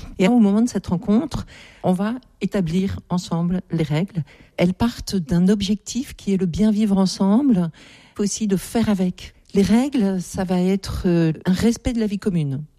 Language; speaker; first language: French; native; French